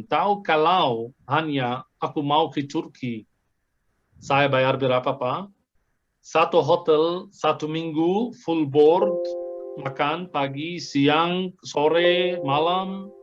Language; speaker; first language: Indonesian; non-native, fluent; Arabic